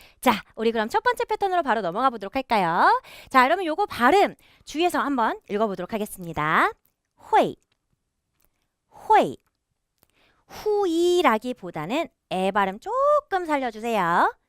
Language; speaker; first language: Korean; native; Korean